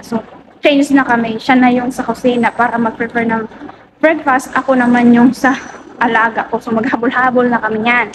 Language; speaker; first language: Filipino; native; Filipino